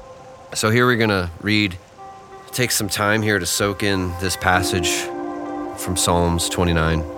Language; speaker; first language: English; native; English